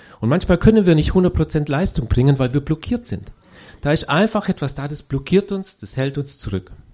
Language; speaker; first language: German; native; German